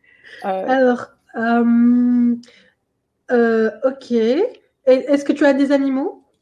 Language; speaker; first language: French; non-native, local second language; Arabic